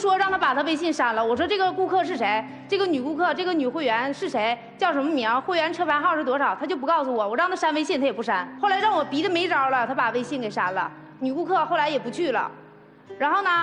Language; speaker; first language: Chinese; native; Chinese